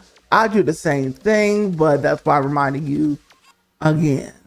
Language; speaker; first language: English; native; English